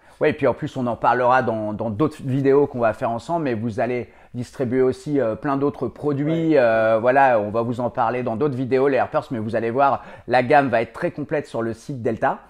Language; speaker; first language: French; native; French